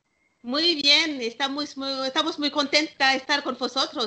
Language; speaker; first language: Spanish; non-native, learner; Malagasy